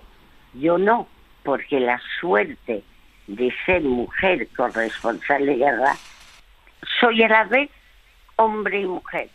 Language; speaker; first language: Spanish; early bilingual, other home language; French